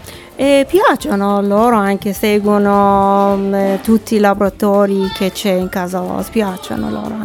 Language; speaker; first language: Italian; non-native, learner; Persian